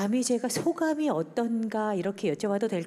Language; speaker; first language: Korean; native; Korean